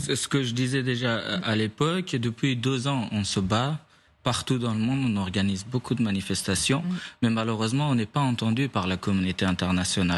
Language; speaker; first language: French; non-native, fluent; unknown